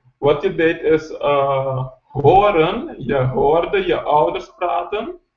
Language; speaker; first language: Dutch; non-native, local second language; Papiamento